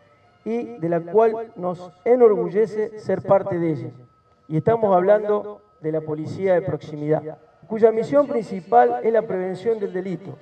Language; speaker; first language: Spanish; native; Spanish